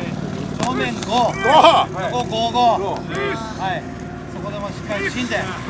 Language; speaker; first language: Japanese; native; Japanese